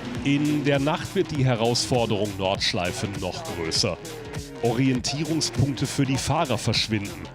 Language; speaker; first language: German; native; German